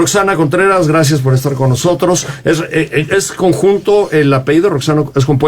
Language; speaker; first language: Spanish; native; Spanish